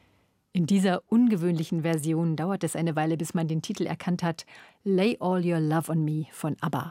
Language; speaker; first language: German; native; German